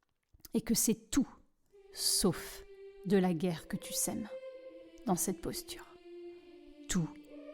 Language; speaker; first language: French; native; French